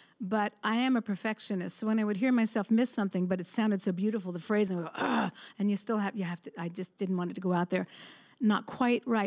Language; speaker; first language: English; native; English